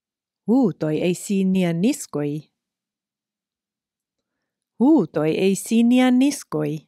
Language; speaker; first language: Greek; non-native, fluent; English